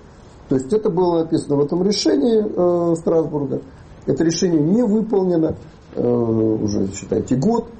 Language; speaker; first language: Russian; native; Russian